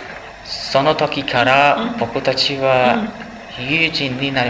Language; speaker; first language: Japanese; non-native, learner; English